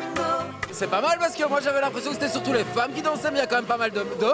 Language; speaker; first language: French; native; French